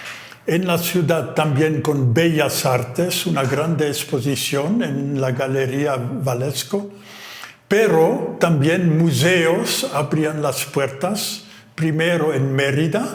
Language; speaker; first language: Spanish; non-native, fluent; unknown